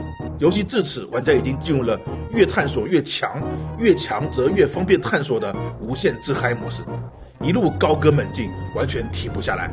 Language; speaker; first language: Chinese; native; Chinese